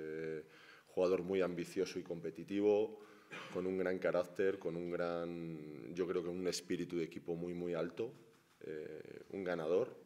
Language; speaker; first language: Spanish; native; Spanish